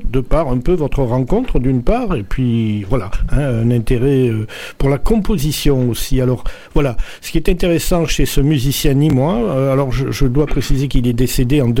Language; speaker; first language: French; native; French